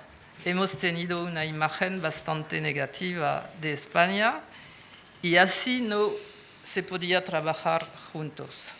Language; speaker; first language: Spanish; non-native, fluent; French